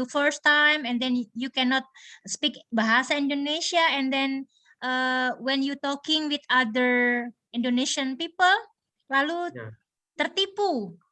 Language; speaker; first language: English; non-native, learner; Indonesian